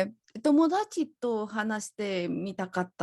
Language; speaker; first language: Japanese; non-native, learner; Spanish